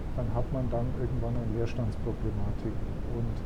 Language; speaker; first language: German; native; German